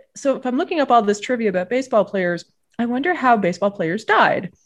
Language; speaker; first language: English; native; English